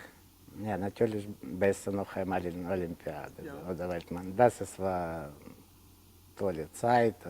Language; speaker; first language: German; non-native, learner; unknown